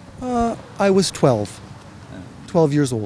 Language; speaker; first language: English; non-native, fluent; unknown